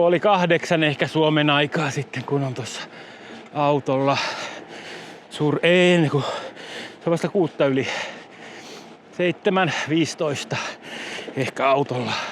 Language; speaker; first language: Finnish; native; Finnish